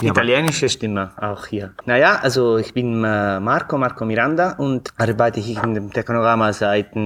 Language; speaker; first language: German; non-native, fluent; Italian